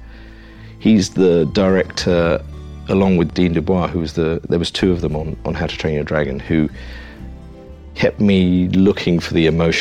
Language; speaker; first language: English; native; English